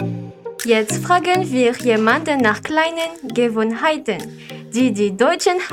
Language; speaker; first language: German; non-native, learner; Malagasy